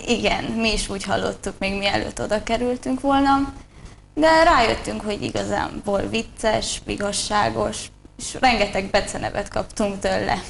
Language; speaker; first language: Hungarian; native; Hungarian